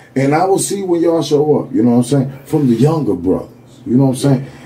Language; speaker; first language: English; native; English